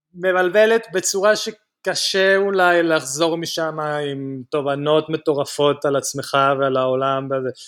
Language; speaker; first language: Hebrew; non-native, fluent; Spanish